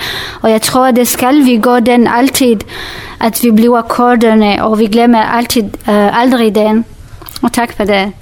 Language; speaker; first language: Danish; non-native, learner; Kurdish